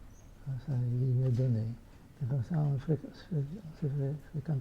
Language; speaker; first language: French; non-native, fluent; Yiddish